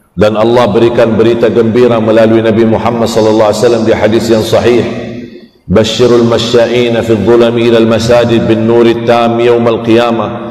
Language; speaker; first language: Malay; non-native, fluent; Arabic